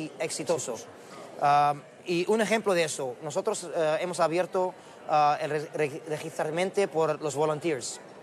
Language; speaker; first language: Spanish; non-native, learner; Arabic